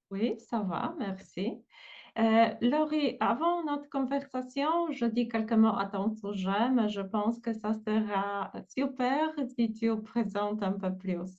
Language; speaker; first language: French; non-native, fluent; Polish